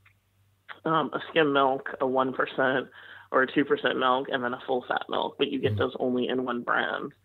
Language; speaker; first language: English; native; English